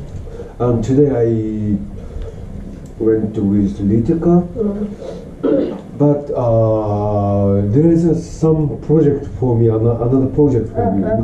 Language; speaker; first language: English; non-native, learner; Japanese